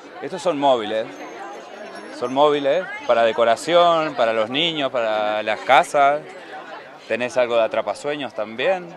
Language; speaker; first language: Spanish; native; Spanish